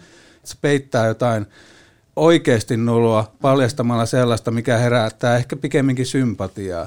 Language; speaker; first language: Finnish; native; Finnish